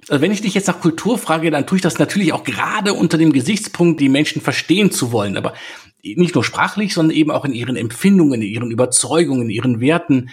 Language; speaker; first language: German; native; German